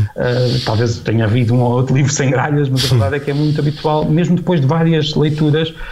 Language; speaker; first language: Portuguese; native; Portuguese